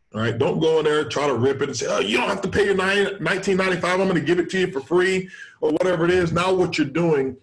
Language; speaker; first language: English; native; English